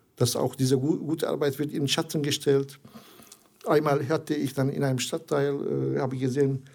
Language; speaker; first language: German; non-native, learner; Turkish